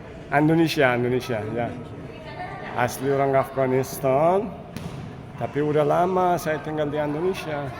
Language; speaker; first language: Indonesian; non-native, fluent; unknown